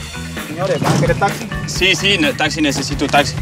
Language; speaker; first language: Spanish; non-native, learner; French